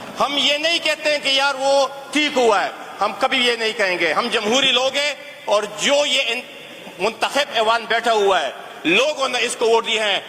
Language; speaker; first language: Urdu; non-native, local second language; Pashto